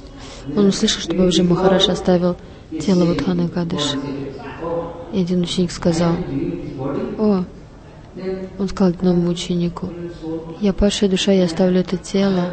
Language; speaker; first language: Russian; non-native, learner; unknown